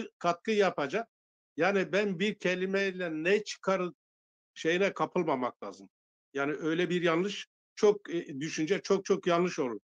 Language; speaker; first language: Turkish; non-native, local second language; Zaza